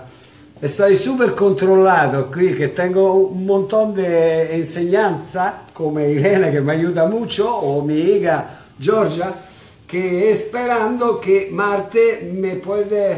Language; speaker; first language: Spanish; non-native, learner; Italian